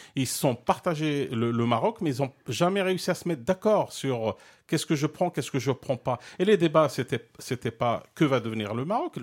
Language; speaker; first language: French; non-native, local second language; Arabic